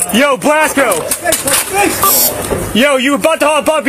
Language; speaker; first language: English; native; English